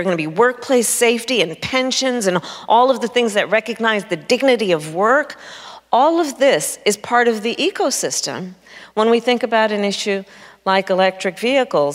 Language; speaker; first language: English; native; English